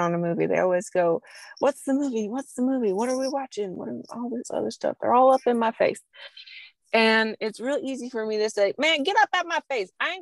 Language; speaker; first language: English; native; English